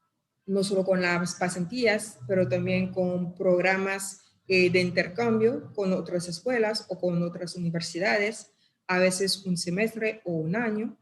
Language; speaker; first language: Spanish; non-native, fluent; French